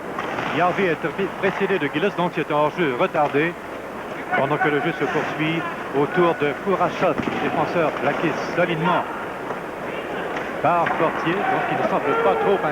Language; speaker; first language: French; native; French